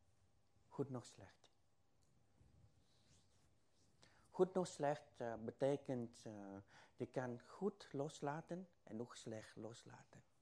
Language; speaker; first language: Dutch; non-native, fluent; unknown